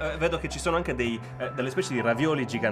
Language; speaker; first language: Italian; native; Italian